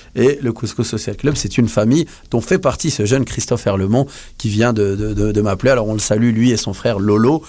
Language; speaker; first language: French; native; French